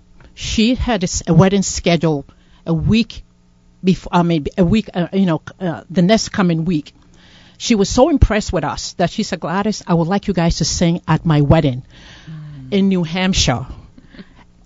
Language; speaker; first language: English; non-native, local second language; Akan